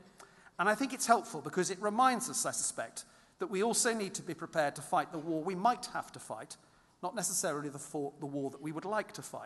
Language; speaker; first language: English; native; English